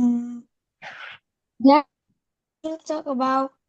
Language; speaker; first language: English; non-native, learner; Vietnamese